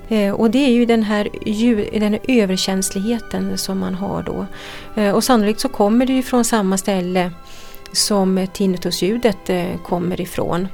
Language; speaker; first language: Swedish; native; Swedish